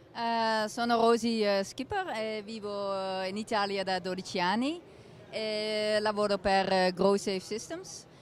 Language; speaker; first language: Italian; non-native, fluent; Dutch